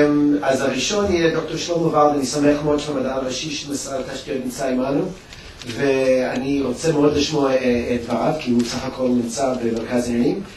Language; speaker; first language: Hebrew; native; Hebrew